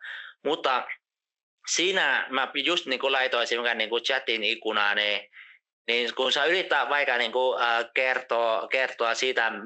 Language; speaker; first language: Finnish; non-native, fluent; Vietnamese